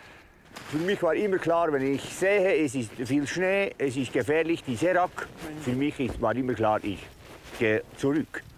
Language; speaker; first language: German; non-native, learner; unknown